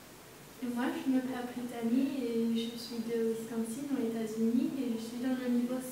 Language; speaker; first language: French; non-native, fluent; English